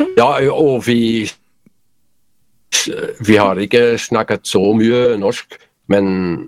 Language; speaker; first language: Norwegian; non-native, learner; Polish